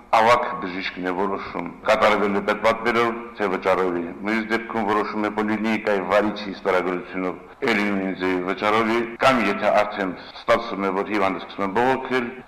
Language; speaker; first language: Armenian; native; Armenian